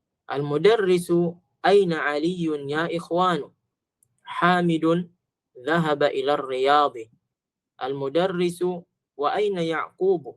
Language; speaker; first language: Arabic; non-native, fluent; Filipino